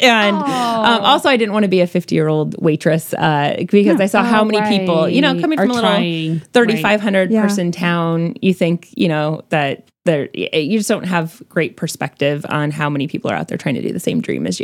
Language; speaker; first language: English; native; English